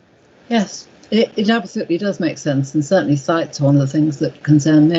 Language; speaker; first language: English; native; English